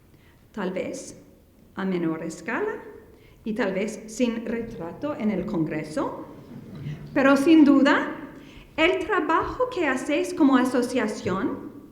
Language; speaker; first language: Spanish; non-native, fluent; English